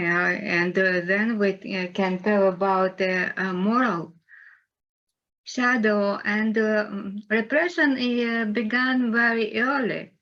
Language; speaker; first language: English; non-native, learner; Russian